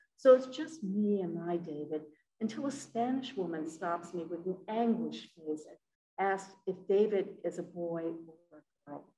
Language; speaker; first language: English; native; English